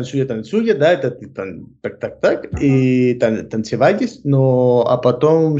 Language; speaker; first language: Russian; non-native, learner; Spanish